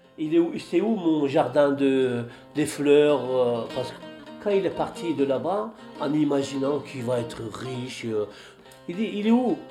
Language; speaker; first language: French; non-native, fluent; Turkish